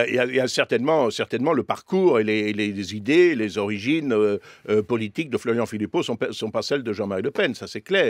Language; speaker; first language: French; native; French